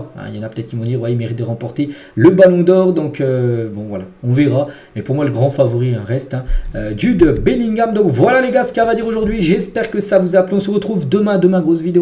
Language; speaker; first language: French; native; French